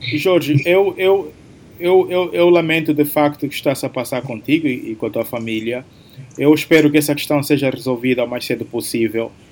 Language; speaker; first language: Portuguese; native; Portuguese